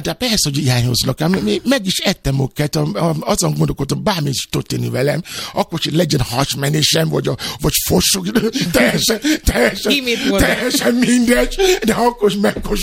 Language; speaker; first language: Hungarian; non-native, fluent; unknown